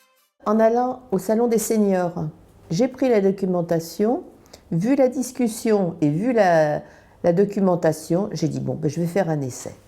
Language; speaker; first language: French; native; French